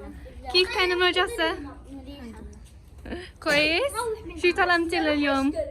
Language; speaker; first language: Arabic; non-native, learner; English